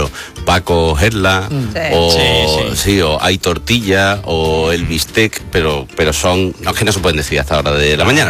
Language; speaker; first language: Spanish; native; Spanish